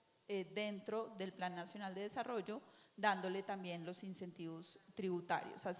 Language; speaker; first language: Spanish; native; Spanish